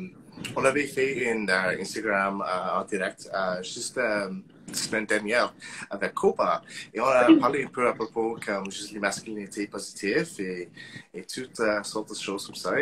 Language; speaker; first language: French; non-native, local second language; English